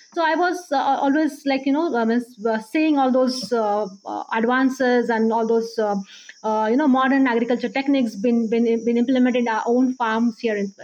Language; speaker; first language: English; non-native, local second language; Marathi